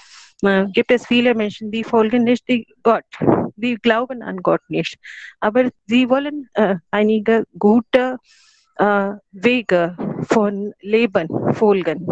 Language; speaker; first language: German; non-native, learner; Hindi